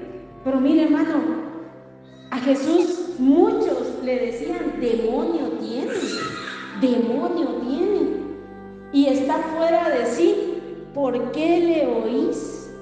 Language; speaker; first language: Spanish; native; Spanish